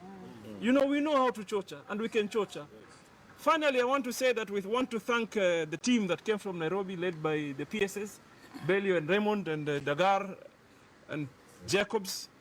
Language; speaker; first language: English; non-native, local second language; Swahili